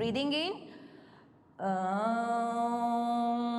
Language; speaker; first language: English; non-native, local second language; Kannada